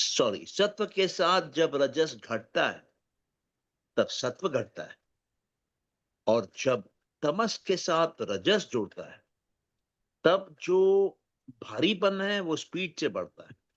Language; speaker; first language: Hindi; native; Hindi